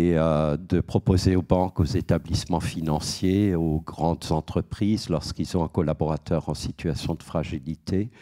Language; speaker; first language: French; native; French